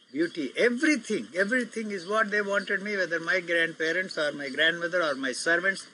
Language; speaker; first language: English; non-native, local second language; Telugu